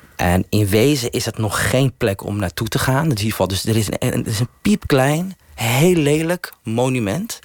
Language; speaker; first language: Dutch; early bilingual, other home language; Riffian